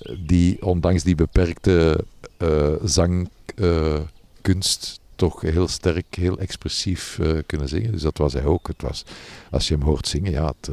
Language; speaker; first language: Dutch; native; Dutch